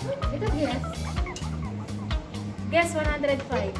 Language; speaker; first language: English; non-native, local second language; Filipino